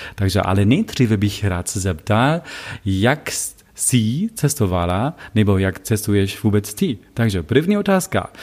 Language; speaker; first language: Czech; non-native, learner; German